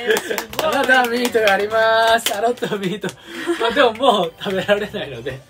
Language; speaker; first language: Japanese; native; Japanese